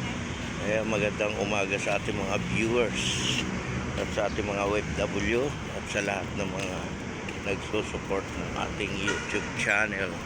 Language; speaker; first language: Filipino; native; Filipino